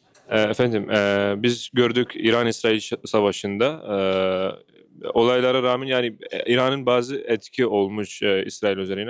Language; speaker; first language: Turkish; non-native, fluent; Urdu